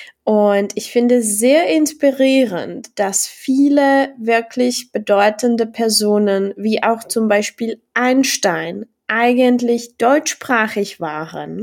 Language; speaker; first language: German; non-native, fluent; Czech